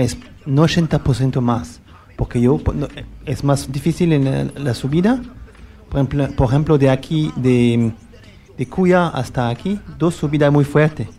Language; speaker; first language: Spanish; non-native, learner; French